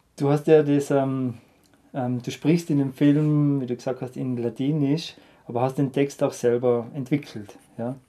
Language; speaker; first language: German; native; German